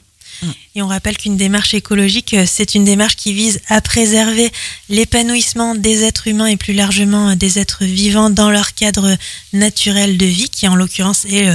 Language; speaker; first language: French; native; French